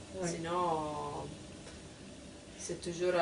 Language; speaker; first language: French; non-native, fluent; Italian